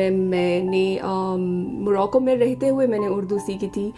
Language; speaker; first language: Hindi; non-native, fluent; Arabic